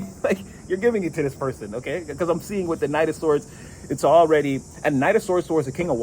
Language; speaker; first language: English; native; English